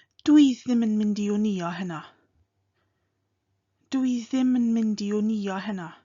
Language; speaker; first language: Welsh; non-native, fluent; English